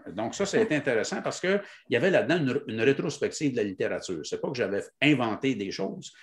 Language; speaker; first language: French; native; French